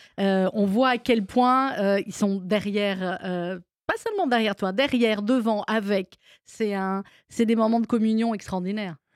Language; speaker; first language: French; native; French